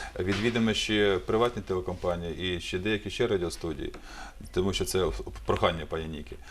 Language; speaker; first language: Ukrainian; native; Ukrainian